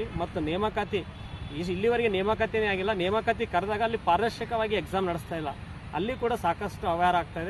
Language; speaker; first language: Kannada; native; Kannada